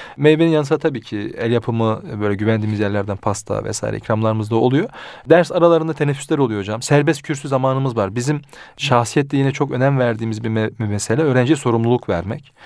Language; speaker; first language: Turkish; early bilingual, heritage; Turkish